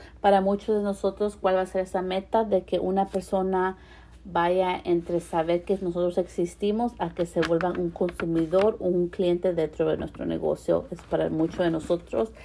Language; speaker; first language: Spanish; early bilingual, heritage; Spanish